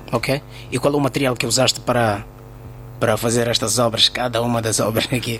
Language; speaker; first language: Portuguese; native; Portuguese